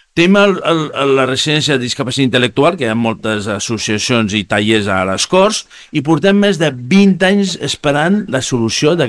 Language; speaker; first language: Catalan; non-native, fluent; Spanish